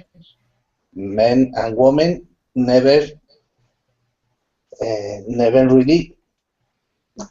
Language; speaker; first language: English; non-native, learner; Spanish